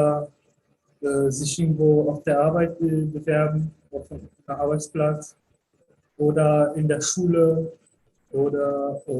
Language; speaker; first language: German; early bilingual, other home language; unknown